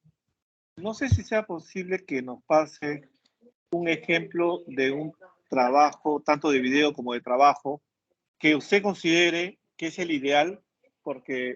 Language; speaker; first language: Spanish; native; Spanish